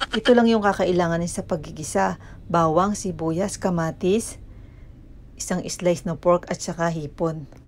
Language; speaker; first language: Filipino; native; Filipino